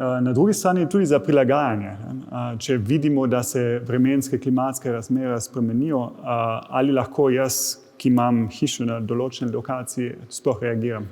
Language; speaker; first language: Slovenian; non-native, fluent; German